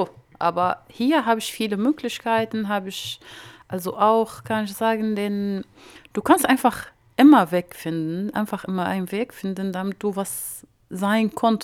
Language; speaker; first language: German; non-native, learner; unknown